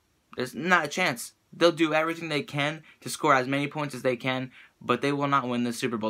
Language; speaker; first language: English; native; English